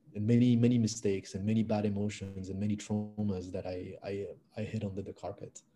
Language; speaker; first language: English; non-native, fluent; French